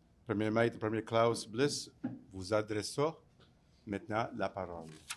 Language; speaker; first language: French; non-native, learner; English